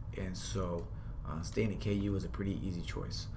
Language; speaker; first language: English; native; English